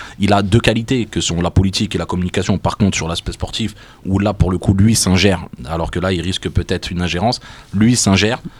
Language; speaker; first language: French; native; French